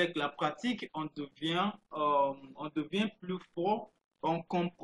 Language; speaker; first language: French; non-native, fluent; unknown